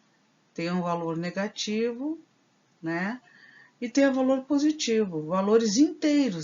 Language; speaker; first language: Portuguese; native; Portuguese